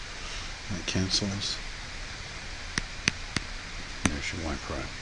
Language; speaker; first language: English; native; English